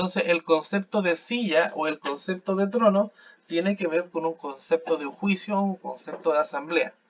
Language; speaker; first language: Spanish; native; Spanish